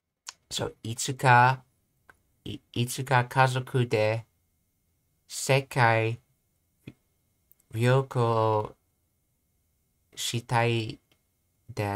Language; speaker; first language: Japanese; non-native, learner; English